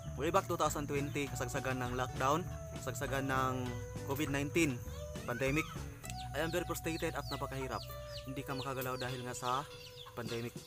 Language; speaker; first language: Filipino; non-native, local second language; Cebuano